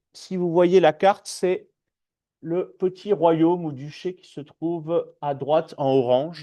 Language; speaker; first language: French; native; French